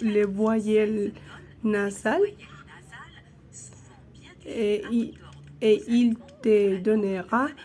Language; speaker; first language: French; non-native, learner; Spanish